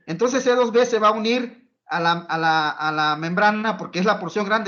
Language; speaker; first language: Spanish; native; Spanish